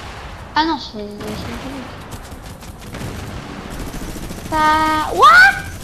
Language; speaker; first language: French; native; French